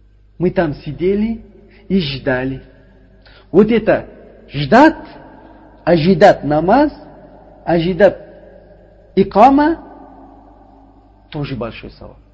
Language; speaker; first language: Russian; non-native, learner; Uzbek